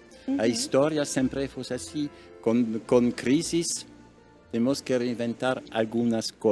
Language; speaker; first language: Portuguese; non-native, learner; French